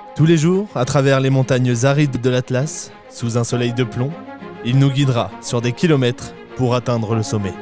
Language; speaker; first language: French; native; French